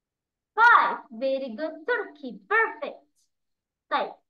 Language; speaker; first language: English; non-native, fluent; Arabic